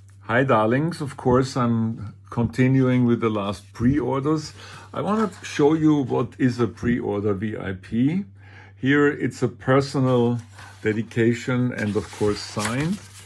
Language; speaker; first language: English; non-native, fluent; German